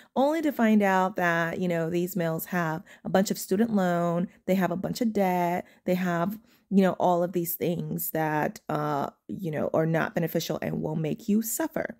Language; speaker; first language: English; native; English